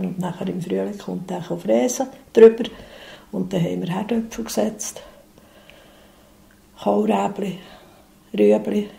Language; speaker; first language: German; native; German